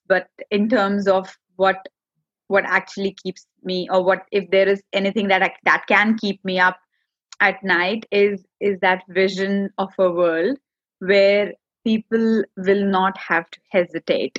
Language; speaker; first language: English; non-native, local second language; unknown